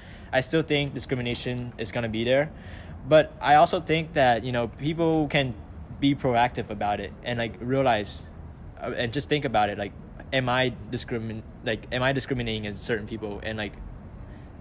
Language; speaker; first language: English; early bilingual, other home language; Vietnamese